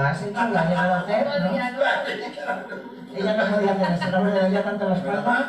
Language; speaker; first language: Spanish; native; Spanish